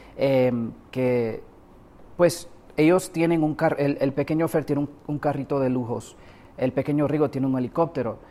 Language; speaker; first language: Spanish; early bilingual, heritage; Spanish